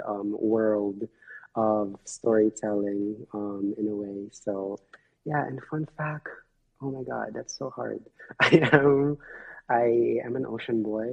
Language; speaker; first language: English; non-native, local second language; Filipino